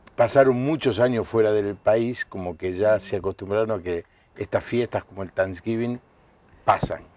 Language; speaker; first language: Spanish; native; Spanish